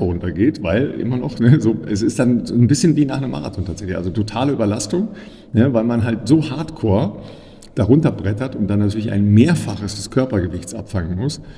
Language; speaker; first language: German; native; German